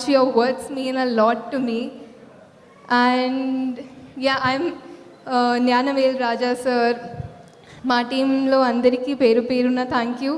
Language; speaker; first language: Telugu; non-native, local second language; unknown